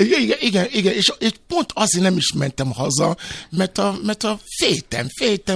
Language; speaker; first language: Hungarian; non-native, learner; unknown